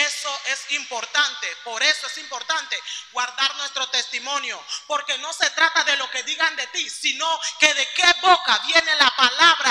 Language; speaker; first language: Spanish; native; Spanish